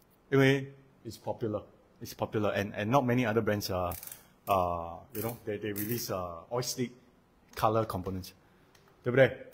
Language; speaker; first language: English; non-native, local second language; Chinese